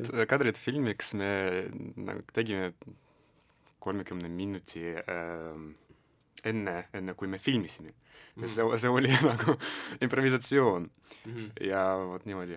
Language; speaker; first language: Estonian; non-native, local second language; Russian